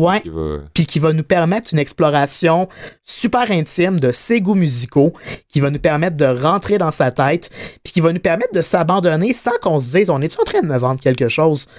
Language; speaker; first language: French; native; French